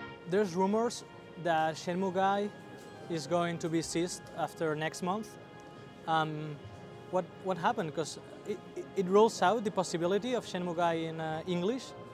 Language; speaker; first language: English; non-native, fluent; Spanish